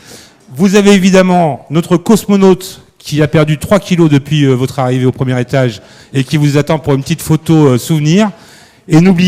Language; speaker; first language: French; native; French